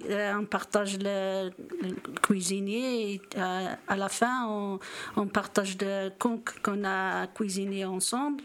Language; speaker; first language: French; non-native, learner; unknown